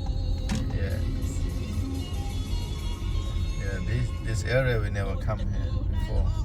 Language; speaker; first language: English; non-native, learner; Khmer